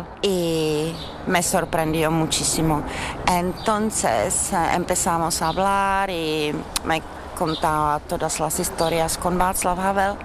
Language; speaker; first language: Spanish; non-native, fluent; Czech